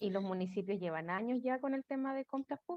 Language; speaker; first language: Spanish; native; Spanish